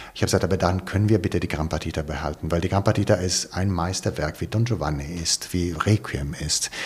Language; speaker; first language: German; non-native, fluent; Italian